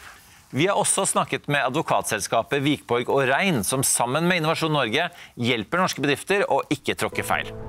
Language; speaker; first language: Norwegian; native; Norwegian